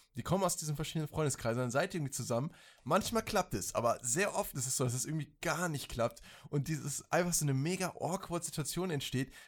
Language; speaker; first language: German; native; German